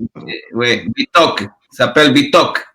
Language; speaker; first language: French; non-native, learner; Portuguese